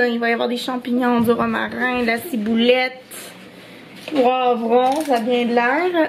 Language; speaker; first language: French; native; French